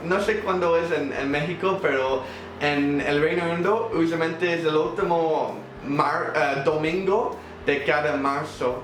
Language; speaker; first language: Spanish; non-native, fluent; English